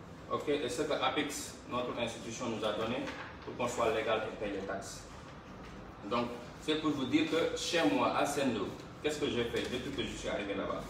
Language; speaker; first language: French; non-native, local second language; Wolof